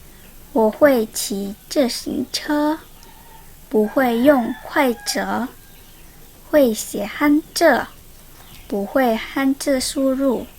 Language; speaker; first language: Chinese; non-native, learner; Indonesian